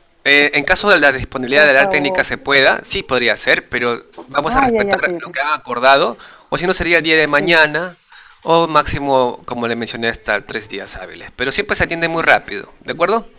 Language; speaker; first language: Spanish; native; Spanish